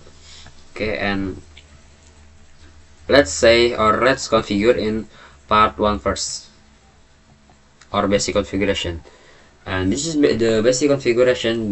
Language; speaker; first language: English; non-native, learner; Indonesian